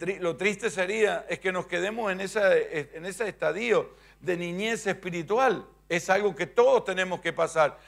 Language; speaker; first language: Spanish; native; Spanish